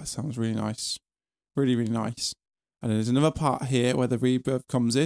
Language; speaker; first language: English; native; English